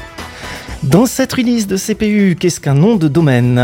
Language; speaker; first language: French; native; French